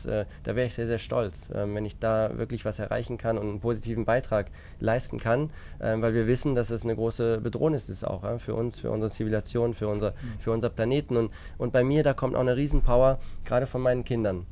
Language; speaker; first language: German; native; German